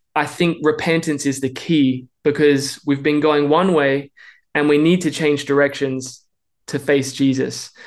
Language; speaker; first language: English; native; English